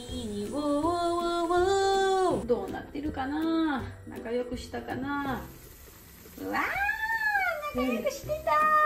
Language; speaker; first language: Japanese; non-native, learner; Georgian